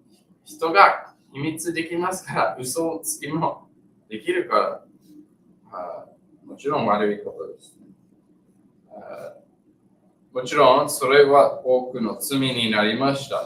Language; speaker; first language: Japanese; non-native, learner; English